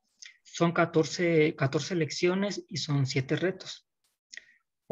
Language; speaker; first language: Spanish; native; Spanish